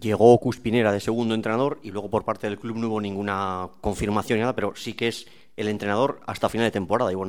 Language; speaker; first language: Spanish; native; Spanish